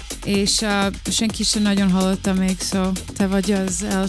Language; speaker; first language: Hungarian; early bilingual, heritage; Hungarian